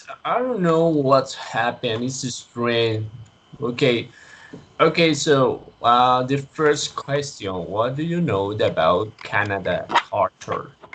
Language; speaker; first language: English; non-native, learner; Spanish